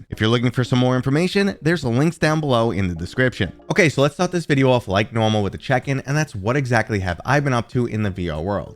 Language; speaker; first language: English; native; English